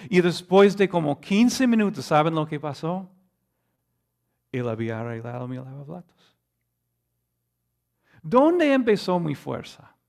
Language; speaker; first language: Spanish; non-native, fluent; English